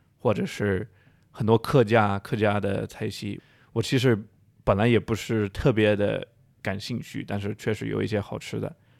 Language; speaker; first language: Chinese; native; Chinese